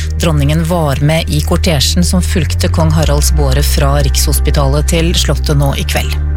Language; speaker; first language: Norwegian; native; Norwegian